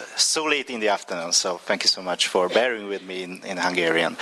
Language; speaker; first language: English; non-native, fluent; Hungarian